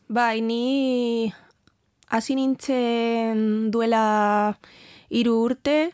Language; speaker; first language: Basque; non-native, learner; Spanish